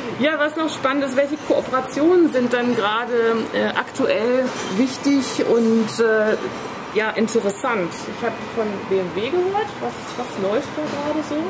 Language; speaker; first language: German; native; German